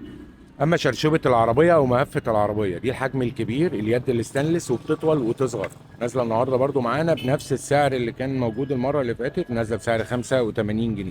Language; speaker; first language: Arabic; native; Arabic